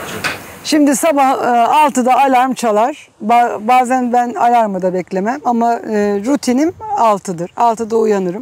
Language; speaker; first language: Turkish; native; Turkish